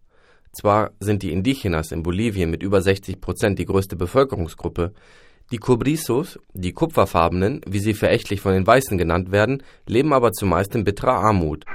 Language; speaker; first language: German; native; German